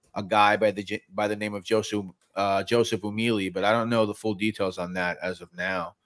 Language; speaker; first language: English; native; English